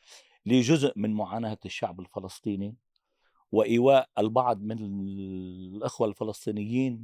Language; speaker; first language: Arabic; native; Arabic